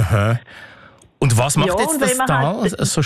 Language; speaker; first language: German; native; German